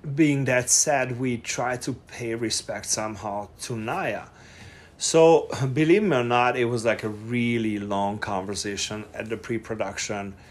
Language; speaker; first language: English; non-native, fluent; Hungarian